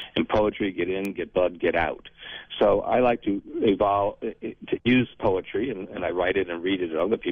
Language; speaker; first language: English; native; English